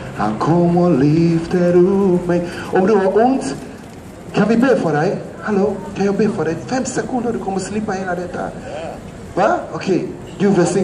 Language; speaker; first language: Swedish; non-native, fluent; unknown